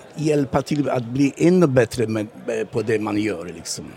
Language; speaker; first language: Swedish; non-native, fluent; Polish